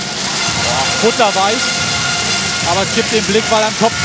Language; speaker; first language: German; native; German